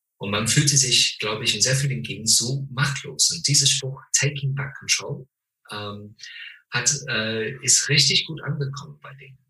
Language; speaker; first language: German; non-native, fluent; English